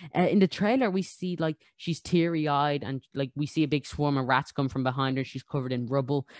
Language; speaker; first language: English; native; English